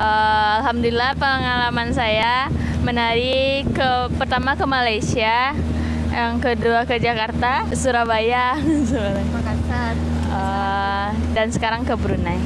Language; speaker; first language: Indonesian; non-native, local second language; Minangkabau